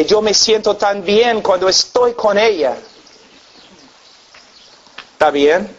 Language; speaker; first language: Spanish; non-native, fluent; English